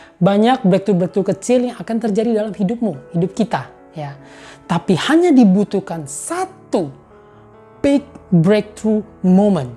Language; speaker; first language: Indonesian; native; Indonesian